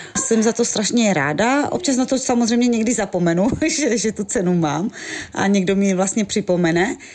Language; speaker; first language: Czech; non-native, local second language; Romany